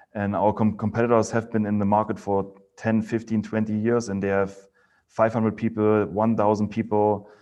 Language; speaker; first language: English; non-native, fluent; German